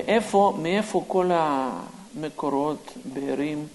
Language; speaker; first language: Hebrew; non-native, fluent; Russian